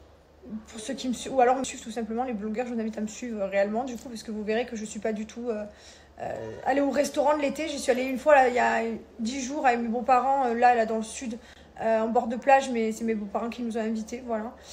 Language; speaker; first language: French; native; French